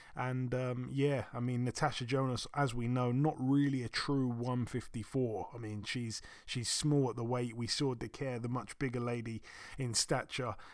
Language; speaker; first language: English; native; English